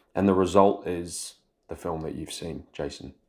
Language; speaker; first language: English; native; English